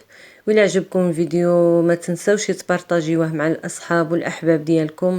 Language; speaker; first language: Arabic; native; Arabic